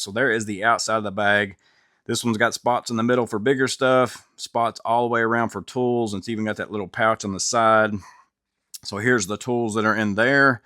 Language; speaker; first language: English; native; English